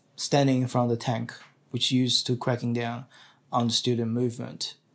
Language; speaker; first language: English; non-native, fluent; Chinese